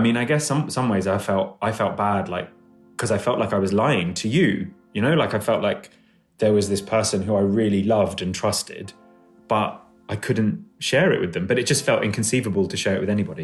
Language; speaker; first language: English; native; English